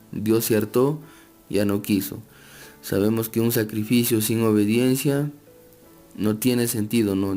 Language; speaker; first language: Spanish; native; Spanish